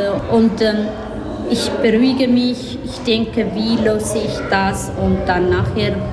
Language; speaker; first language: German; non-native, learner; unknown